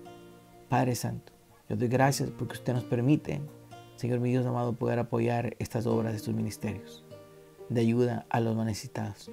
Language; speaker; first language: Spanish; native; Spanish